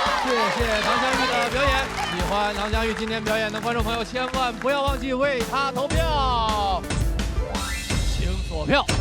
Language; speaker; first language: Chinese; native; Chinese